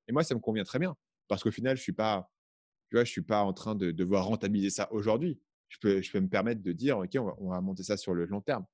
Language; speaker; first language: French; native; French